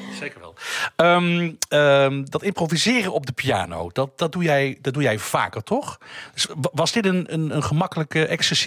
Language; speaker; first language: Dutch; native; Dutch